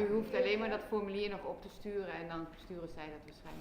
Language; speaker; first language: Dutch; native; Dutch